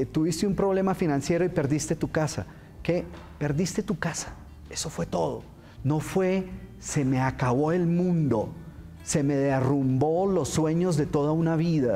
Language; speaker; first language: Spanish; native; Spanish